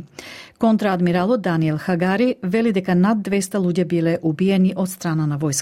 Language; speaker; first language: Macedonian; native; Macedonian